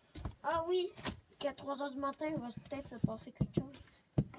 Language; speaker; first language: French; native; French